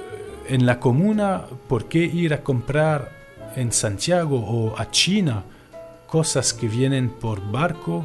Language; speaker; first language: Spanish; non-native, fluent; French